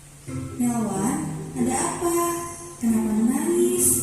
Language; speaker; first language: Indonesian; native; Indonesian